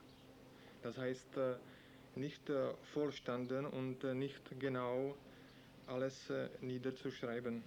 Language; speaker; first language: German; non-native, learner; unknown